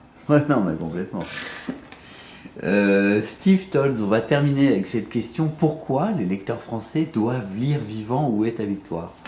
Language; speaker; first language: French; native; French